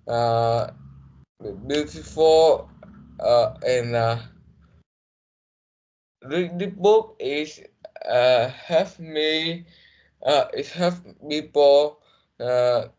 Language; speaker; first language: English; non-native, learner; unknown